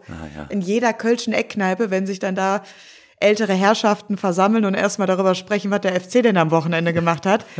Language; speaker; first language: German; native; German